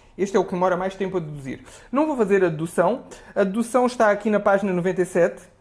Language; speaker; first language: Portuguese; native; Portuguese